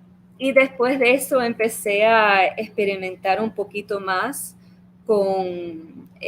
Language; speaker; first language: Spanish; early bilingual, heritage; Spanish